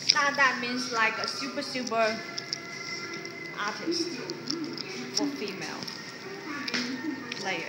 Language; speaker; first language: English; non-native, fluent; Chinese